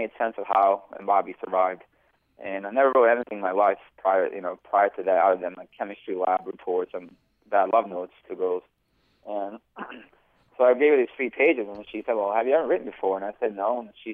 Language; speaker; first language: English; early bilingual, other home language; Bosnian